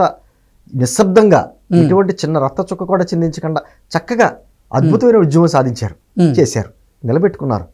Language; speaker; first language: Telugu; native; Telugu